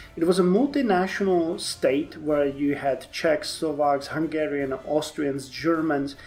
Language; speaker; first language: English; non-native, fluent; Czech